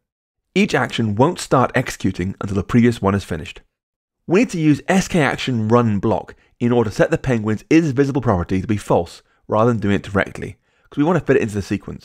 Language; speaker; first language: English; native; English